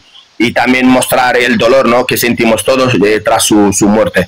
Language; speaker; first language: Spanish; non-native, fluent; Wolof